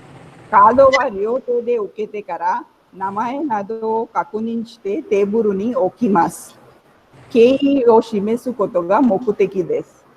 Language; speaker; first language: Japanese; non-native, fluent; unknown